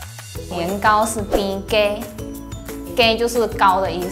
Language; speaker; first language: Chinese; native; Chinese